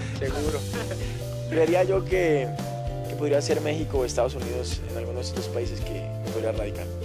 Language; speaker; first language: Spanish; native; Spanish